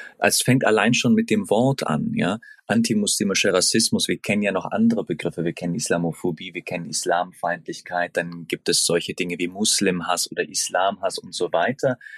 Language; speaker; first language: German; early bilingual, other home language; Turkish